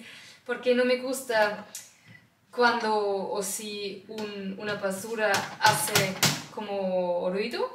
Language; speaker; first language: Spanish; non-native, learner; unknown